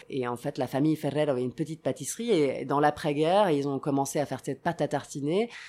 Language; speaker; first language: French; non-native, fluent; Italian